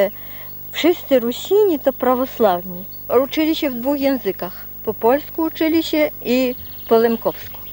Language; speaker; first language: Polish; non-native, local second language; Rusyn